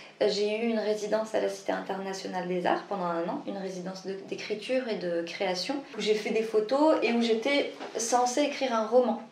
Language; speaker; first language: French; non-native, local second language; Arabic